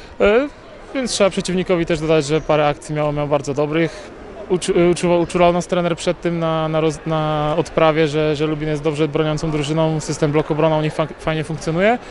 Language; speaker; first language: Polish; native; Polish